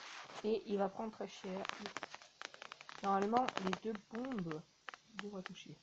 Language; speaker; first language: French; native; French